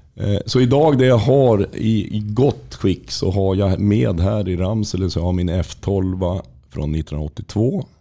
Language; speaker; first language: Swedish; native; Swedish